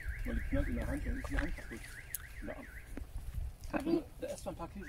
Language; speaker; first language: German; native; German